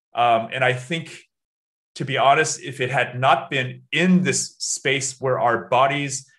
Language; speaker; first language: English; native; English